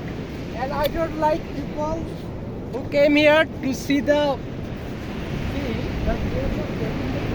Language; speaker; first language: English; non-native, fluent; Bangla